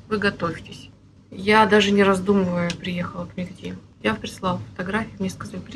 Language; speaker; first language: Russian; native; Russian